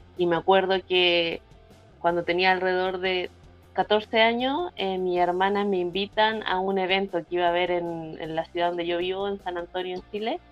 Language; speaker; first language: Spanish; native; Spanish